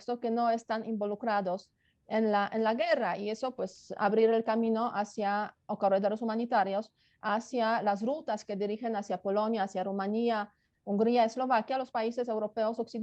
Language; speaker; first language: Spanish; non-native, fluent; Polish